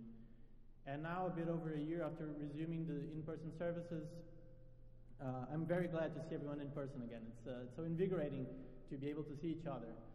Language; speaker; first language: English; non-native, fluent; Portuguese